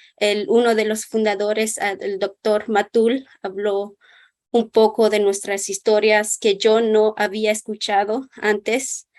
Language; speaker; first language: Spanish; non-native, local second language; Kʼicheʼ